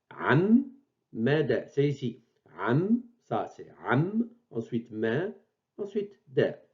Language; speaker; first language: French; non-native, local second language; Arabic